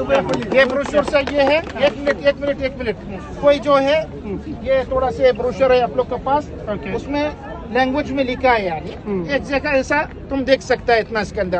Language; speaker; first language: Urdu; non-native, learner; Arabic